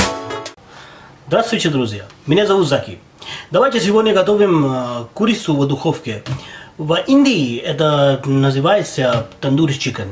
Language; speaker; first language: Russian; non-native, learner; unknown